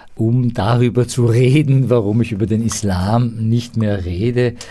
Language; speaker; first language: German; non-native, fluent; Persian